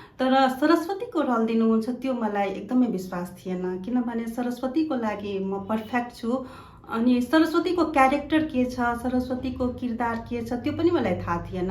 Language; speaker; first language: Nepali; non-native, local second language; Maithili